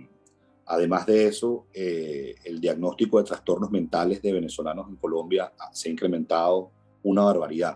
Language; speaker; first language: Spanish; native; Spanish